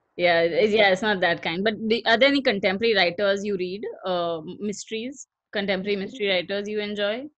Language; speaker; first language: English; non-native, local second language; Gujarati